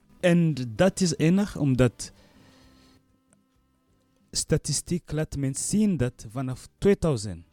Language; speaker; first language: Dutch; non-native, learner; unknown